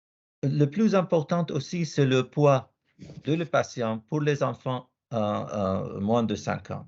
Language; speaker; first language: French; non-native, learner; Arabic